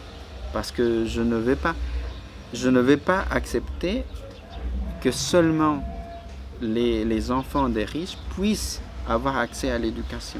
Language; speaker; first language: French; non-native, fluent; Spanish